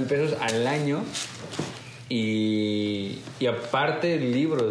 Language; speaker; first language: Spanish; native; Spanish